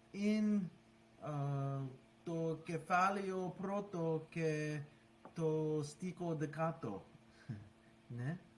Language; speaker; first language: Greek; non-native, learner; English